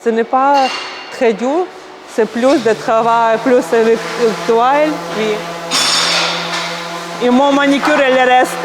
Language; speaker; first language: French; non-native, learner; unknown